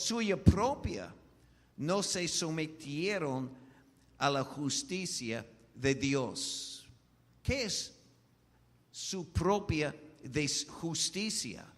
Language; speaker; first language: Spanish; non-native, fluent; English